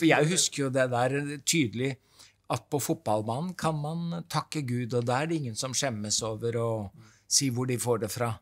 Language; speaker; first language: Norwegian; native; Norwegian